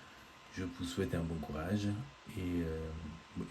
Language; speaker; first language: French; native; French